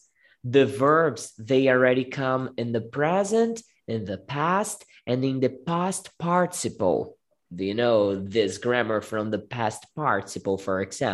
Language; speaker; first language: English; non-native, fluent; Portuguese